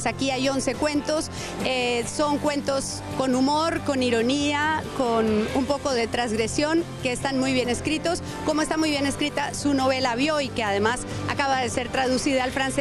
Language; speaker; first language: Spanish; native; Spanish